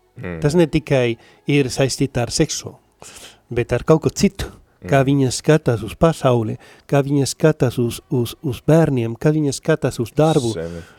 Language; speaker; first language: Latvian; non-native, learner; Spanish